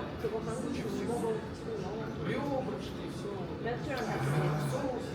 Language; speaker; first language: Korean; non-native, learner; Russian